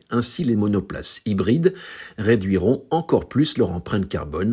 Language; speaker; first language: French; native; French